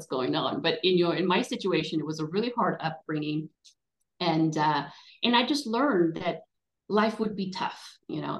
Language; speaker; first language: English; native; English